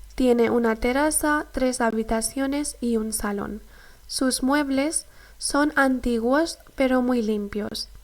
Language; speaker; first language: Spanish; non-native, fluent; Urdu